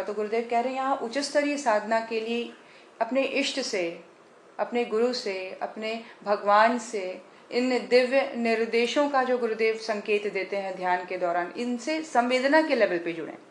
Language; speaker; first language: Hindi; native; Hindi